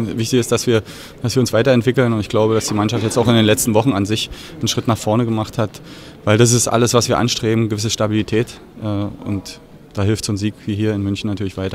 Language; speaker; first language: German; native; German